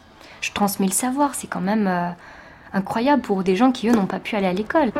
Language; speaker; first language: French; early bilingual, other home language; Tamil